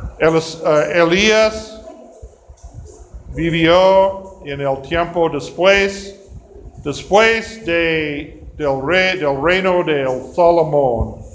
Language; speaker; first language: Spanish; non-native, fluent; English